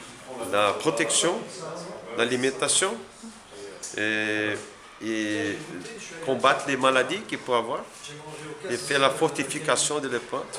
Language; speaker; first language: French; non-native, learner; Portuguese